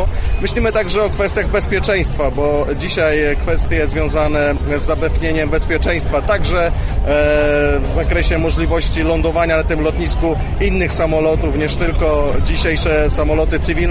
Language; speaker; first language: Polish; native; Polish